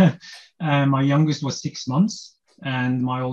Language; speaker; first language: English; non-native, fluent; Norwegian